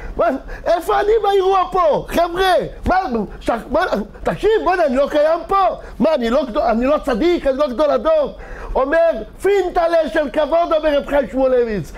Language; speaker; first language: Hebrew; native; Hebrew